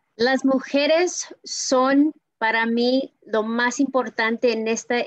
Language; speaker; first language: Spanish; early bilingual, heritage; Spanish